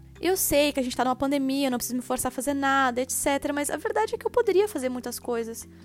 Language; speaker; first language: Portuguese; native; Portuguese